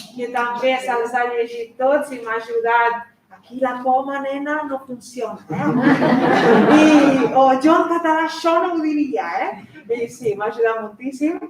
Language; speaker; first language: Catalan; non-native, fluent; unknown